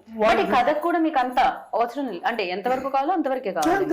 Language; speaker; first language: Telugu; native; Telugu